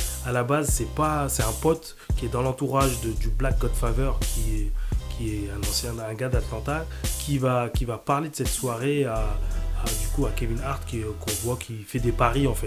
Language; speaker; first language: French; native; French